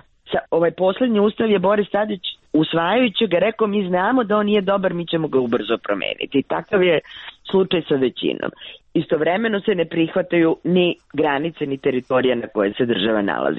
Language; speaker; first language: Croatian; native; Croatian